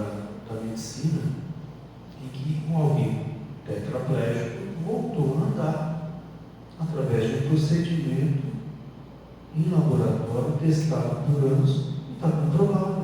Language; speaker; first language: Portuguese; native; Portuguese